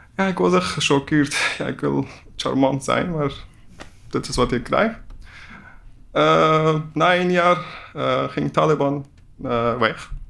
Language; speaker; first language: Dutch; non-native, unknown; Persian